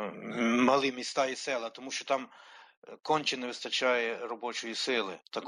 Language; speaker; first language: Ukrainian; native; Ukrainian